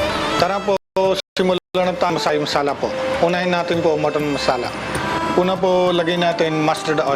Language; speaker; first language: Filipino; non-native, learner; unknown